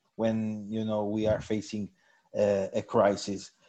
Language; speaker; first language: English; non-native, fluent; Italian